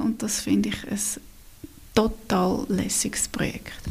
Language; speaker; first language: German; native; German